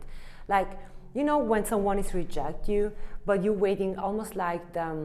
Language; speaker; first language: English; non-native, fluent; Italian